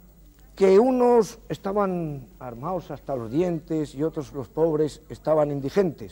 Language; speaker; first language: Spanish; native; Spanish